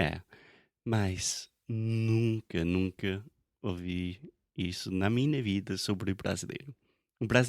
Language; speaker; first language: Portuguese; non-native, fluent; English